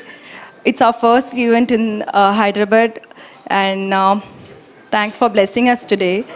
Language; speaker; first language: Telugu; non-native, local second language; Tamil